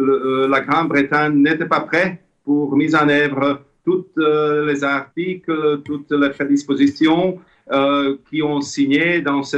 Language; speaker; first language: French; non-native, fluent; Slovak